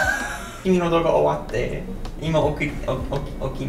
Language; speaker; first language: Japanese; non-native, learner; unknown